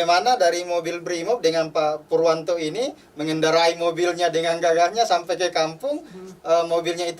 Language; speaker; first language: Indonesian; native; Indonesian